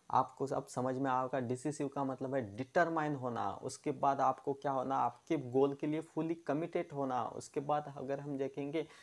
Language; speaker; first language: Hindi; non-native, local second language; Marathi